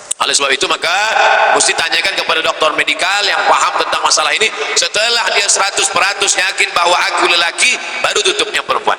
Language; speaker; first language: Malay; native; Malay